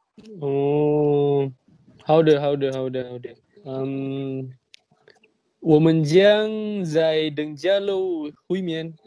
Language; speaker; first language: Chinese; non-native, learner; Malay